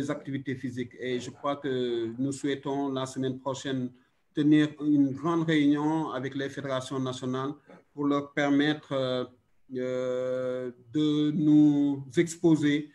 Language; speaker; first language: French; non-native, local second language; Wolof